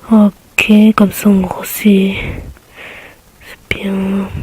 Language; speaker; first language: French; native; French